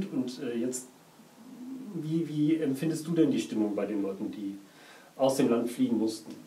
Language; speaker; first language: German; native; German